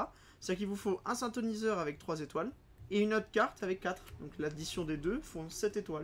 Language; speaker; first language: French; native; French